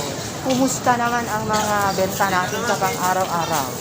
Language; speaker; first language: Filipino; native; Filipino